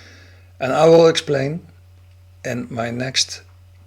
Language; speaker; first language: English; non-native, fluent; Dutch